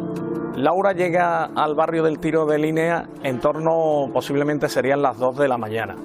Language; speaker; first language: Spanish; native; Spanish